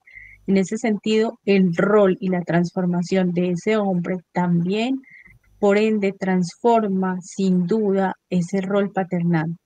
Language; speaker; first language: Spanish; native; Spanish